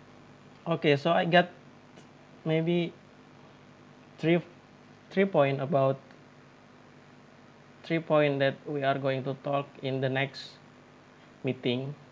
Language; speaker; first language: English; non-native, learner; Indonesian